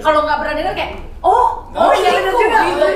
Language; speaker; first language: Indonesian; native; Indonesian